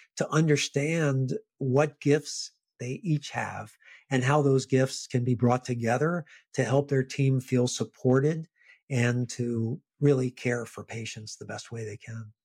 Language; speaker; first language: English; native; English